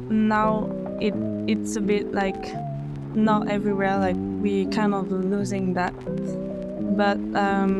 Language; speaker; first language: English; non-native, fluent; French